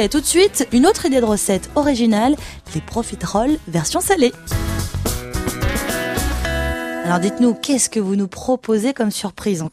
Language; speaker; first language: French; native; French